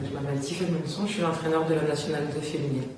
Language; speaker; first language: French; native; French